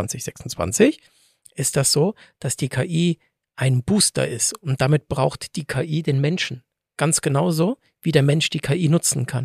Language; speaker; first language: German; native; German